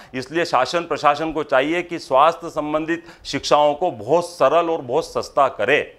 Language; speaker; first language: Hindi; native; Hindi